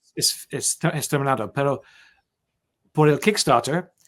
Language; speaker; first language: Spanish; non-native, learner; English